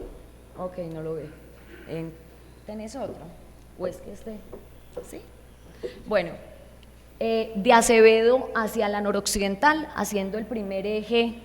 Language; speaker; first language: Spanish; native; Spanish